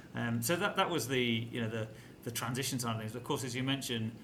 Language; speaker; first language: English; native; English